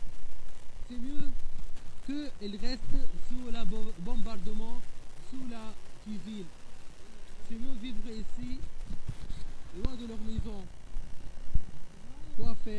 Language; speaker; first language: French; non-native, fluent; Arabic